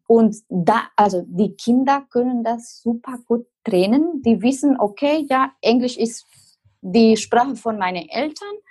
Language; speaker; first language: German; non-native, fluent; Spanish